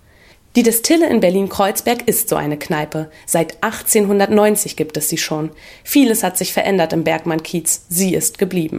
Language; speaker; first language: German; native; German